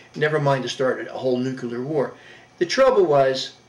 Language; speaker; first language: English; native; English